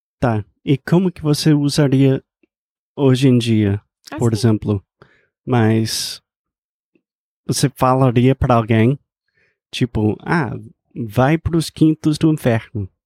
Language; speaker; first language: Portuguese; non-native, fluent; English